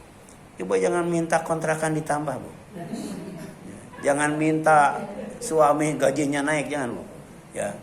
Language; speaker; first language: Indonesian; native; Indonesian